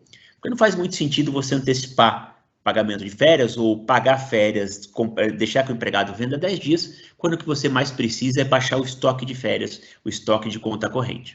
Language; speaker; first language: Portuguese; native; Portuguese